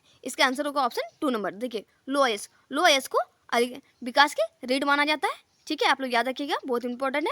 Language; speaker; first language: Hindi; native; Hindi